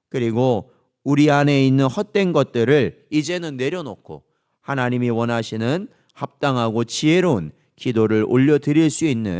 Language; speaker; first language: Korean; native; Korean